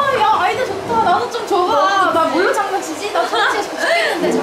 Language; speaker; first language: Korean; native; Korean